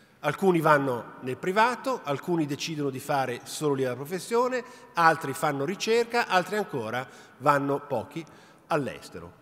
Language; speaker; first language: Italian; native; Italian